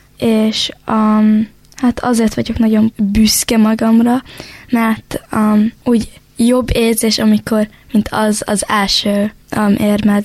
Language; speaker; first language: Hungarian; early bilingual, heritage; Hungarian